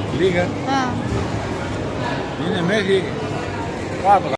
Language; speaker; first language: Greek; early bilingual, other home language; Albanian